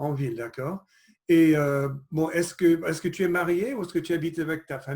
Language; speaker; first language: French; non-native, fluent; English